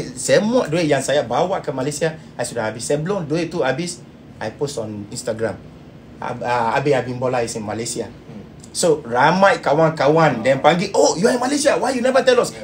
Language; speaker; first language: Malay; non-native, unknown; Yoruba